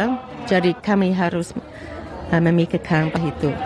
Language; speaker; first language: Indonesian; non-native, fluent; English